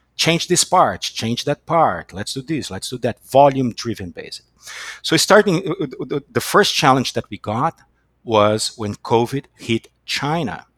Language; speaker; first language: English; non-native, fluent; Portuguese